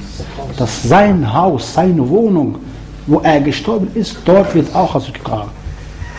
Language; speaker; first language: German; non-native, fluent; Arabic